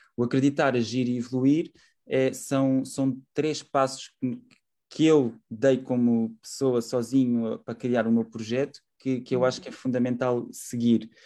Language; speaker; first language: Portuguese; native; Portuguese